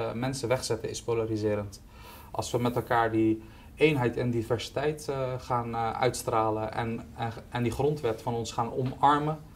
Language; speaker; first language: Dutch; early bilingual, other home language; Turkish